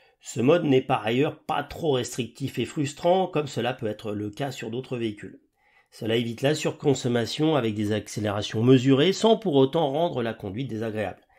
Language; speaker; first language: French; native; French